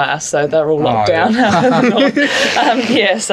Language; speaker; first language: English; native; English